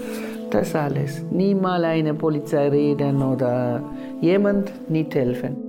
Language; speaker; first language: German; non-native, learner; Tamil